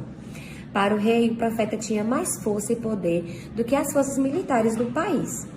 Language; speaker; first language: Portuguese; native; Portuguese